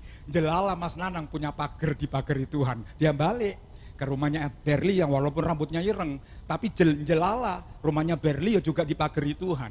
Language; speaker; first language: Indonesian; non-native, local second language; Javanese